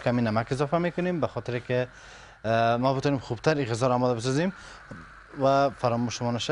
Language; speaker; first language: Persian; native; Persian